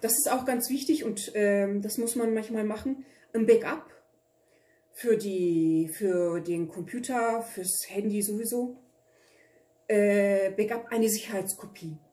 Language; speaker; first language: German; early bilingual, other home language; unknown